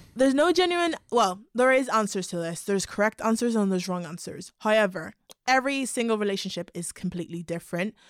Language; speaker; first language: English; native; English